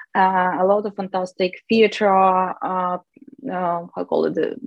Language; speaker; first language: English; non-native, fluent; Russian